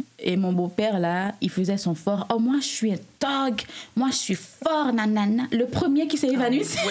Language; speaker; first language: French; non-native, local second language; Haitian Creole